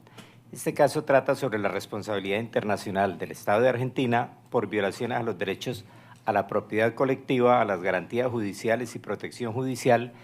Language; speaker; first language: Spanish; native; Spanish